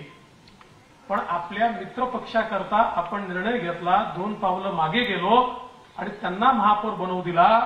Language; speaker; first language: Marathi; native; Marathi